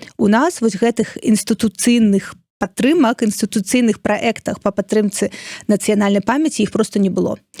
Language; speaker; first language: Belarusian; non-native, local second language; Russian